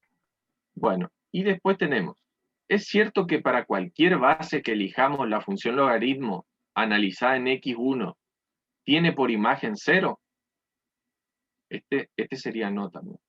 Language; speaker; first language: Spanish; native; Spanish